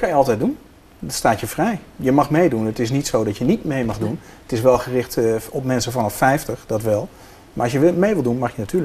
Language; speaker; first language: Dutch; native; Dutch